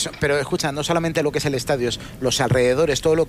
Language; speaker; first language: Spanish; native; Spanish